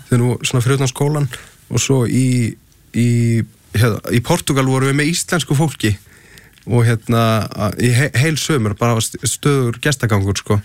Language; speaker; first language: Icelandic; early bilingual, other home language; Portuguese